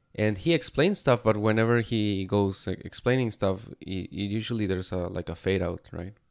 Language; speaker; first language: English; non-native, fluent; Spanish